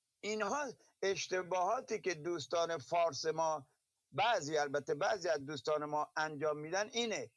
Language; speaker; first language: Persian; non-native, local second language; Baluchi